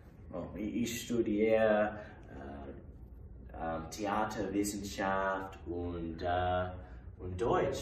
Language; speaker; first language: German; non-native, learner; English